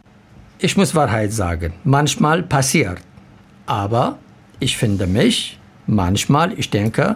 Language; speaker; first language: German; non-native, learner; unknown